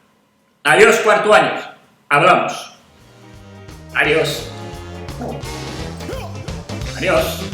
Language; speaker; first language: Spanish; non-native, fluent; English